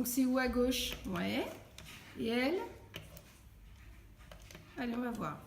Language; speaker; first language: French; native; French